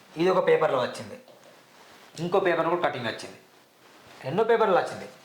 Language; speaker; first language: Telugu; native; Telugu